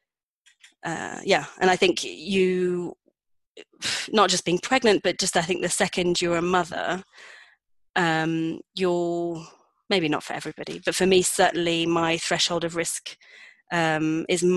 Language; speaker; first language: English; native; English